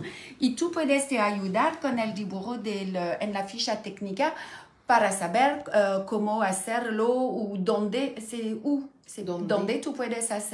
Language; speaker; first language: Spanish; non-native, learner; French